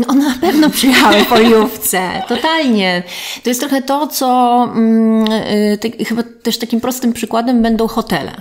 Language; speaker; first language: Polish; native; Polish